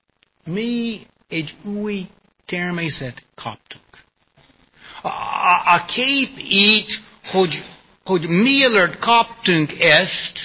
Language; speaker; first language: Hungarian; non-native, fluent; English